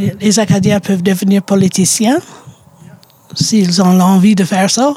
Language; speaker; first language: French; native; French